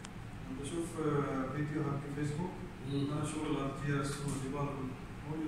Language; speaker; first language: Arabic; non-native, learner; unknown